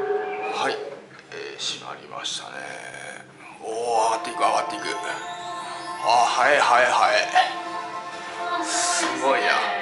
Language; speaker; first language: Japanese; native; Japanese